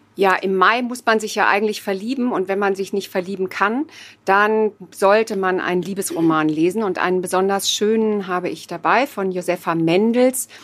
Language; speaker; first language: German; native; German